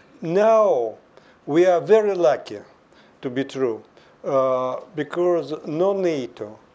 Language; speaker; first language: English; non-native, fluent; Russian